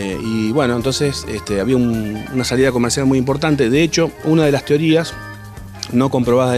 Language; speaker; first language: Spanish; native; Spanish